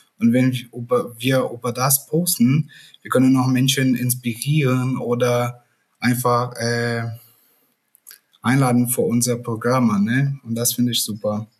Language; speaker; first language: German; non-native, learner; Portuguese